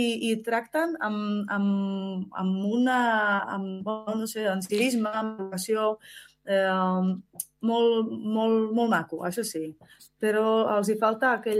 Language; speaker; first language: Catalan; non-native, fluent; Slovak